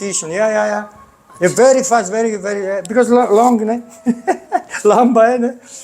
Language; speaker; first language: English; non-native, learner; Italian